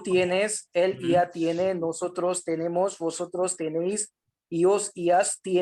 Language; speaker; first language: Spanish; non-native, learner; Hindi